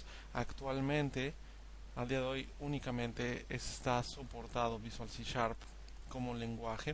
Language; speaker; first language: Spanish; native; Spanish